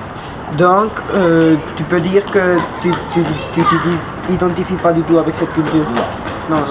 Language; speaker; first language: French; non-native, fluent; Spanish